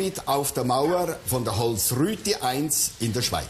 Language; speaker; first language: German; native; German